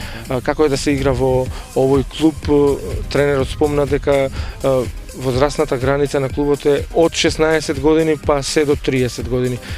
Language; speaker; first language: Macedonian; native; Macedonian